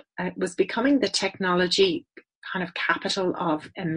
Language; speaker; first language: English; native; English